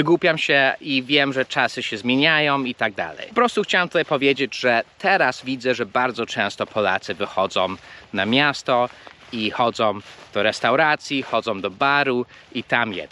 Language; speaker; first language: Polish; early bilingual, heritage; Polish